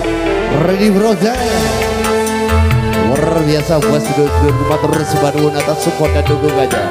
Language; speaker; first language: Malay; non-native, local second language; Javanese